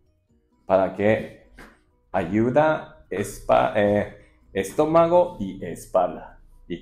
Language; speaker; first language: Spanish; non-native, learner; Japanese